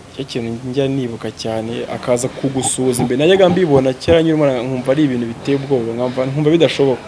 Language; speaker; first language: Kinyarwanda; native; Kinyarwanda